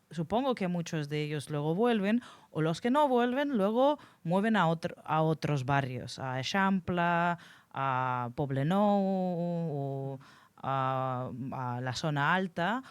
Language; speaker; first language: Spanish; non-native, fluent; Russian